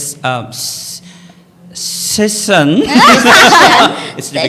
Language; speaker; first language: English; non-native, learner; Indonesian